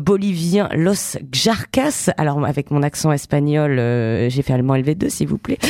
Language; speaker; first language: French; native; French